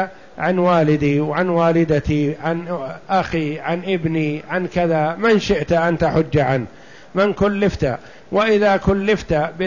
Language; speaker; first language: Arabic; native; Arabic